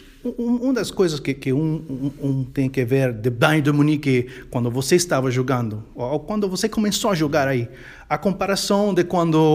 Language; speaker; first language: Portuguese; non-native, fluent; Spanish